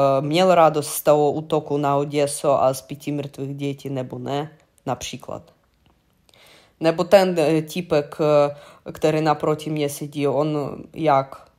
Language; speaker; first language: Czech; non-native, learner; Russian